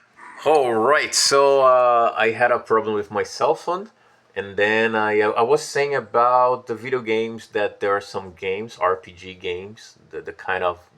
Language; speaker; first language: English; non-native, fluent; Portuguese